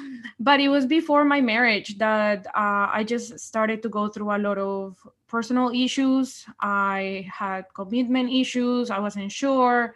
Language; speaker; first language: English; non-native, fluent; Spanish